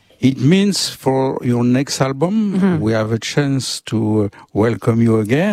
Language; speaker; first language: English; non-native, learner; French